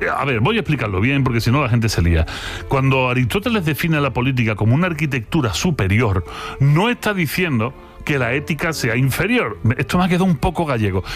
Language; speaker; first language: Spanish; native; Spanish